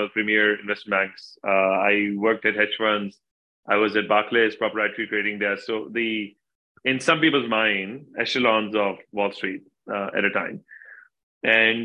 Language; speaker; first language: English; non-native, local second language; Urdu